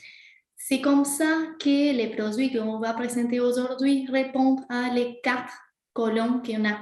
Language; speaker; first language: French; non-native, fluent; Spanish